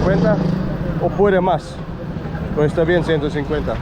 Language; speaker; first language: Spanish; non-native, learner; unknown